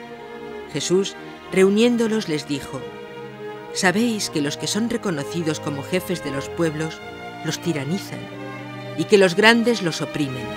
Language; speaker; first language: Spanish; native; Spanish